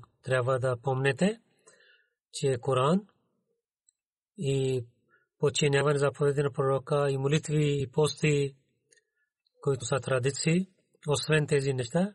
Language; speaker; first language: Bulgarian; non-native, learner; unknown